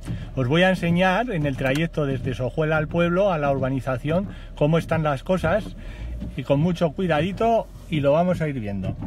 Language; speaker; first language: Spanish; native; Spanish